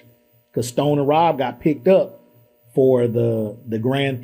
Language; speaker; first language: English; native; English